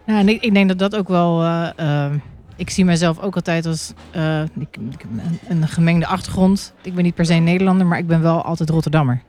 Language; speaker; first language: Dutch; early bilingual, heritage; Dutch